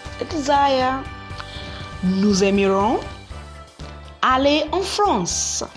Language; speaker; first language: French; non-native, learner; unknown